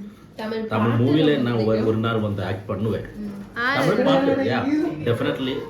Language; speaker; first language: Tamil; non-native, learner; Malayalam